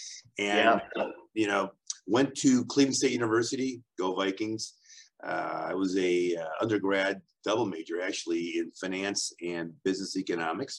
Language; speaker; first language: English; native; English